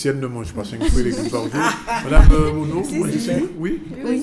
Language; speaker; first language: French; native; French